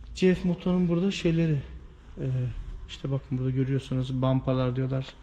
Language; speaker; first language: Turkish; early bilingual, heritage; Turkish